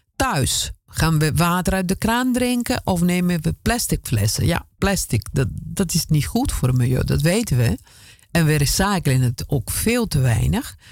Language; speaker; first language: Dutch; non-native, fluent; Italian